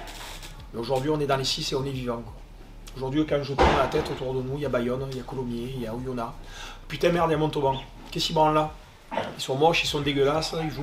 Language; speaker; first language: French; native; French